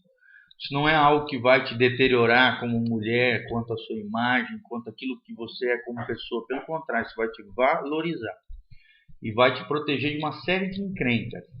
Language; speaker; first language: Portuguese; native; Portuguese